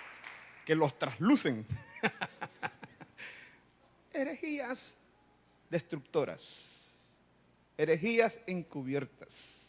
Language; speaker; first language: Spanish; native; Spanish